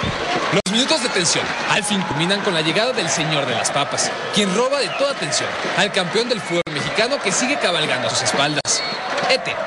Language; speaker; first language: Spanish; native; Spanish